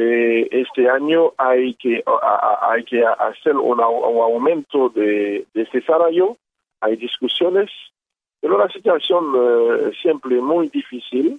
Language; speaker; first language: Spanish; non-native, learner; Haitian Creole